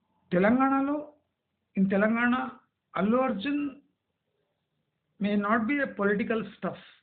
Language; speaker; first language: English; non-native, local second language; Telugu